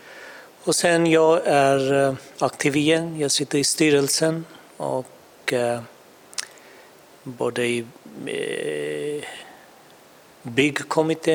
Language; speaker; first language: Swedish; non-native, fluent; Urdu